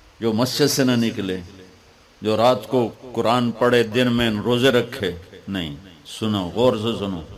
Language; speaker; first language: Urdu; non-native, local second language; Punjabi